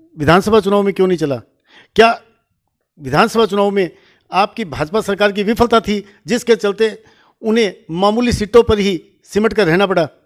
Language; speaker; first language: Hindi; native; Hindi